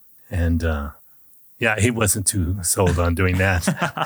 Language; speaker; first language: English; native; English